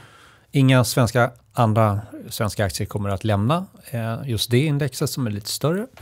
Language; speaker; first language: Swedish; native; Swedish